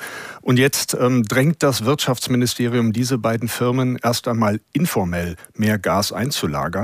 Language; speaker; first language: German; native; German